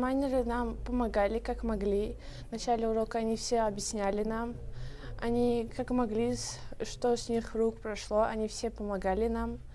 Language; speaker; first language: Russian; non-native, local second language; Uzbek